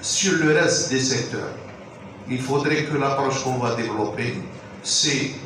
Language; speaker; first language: French; non-native, local second language; Arabic